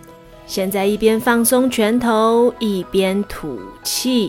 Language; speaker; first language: Chinese; native; Chinese